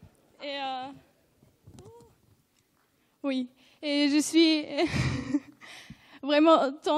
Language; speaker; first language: French; non-native, fluent; German